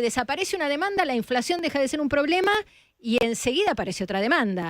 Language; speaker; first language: Spanish; native; Spanish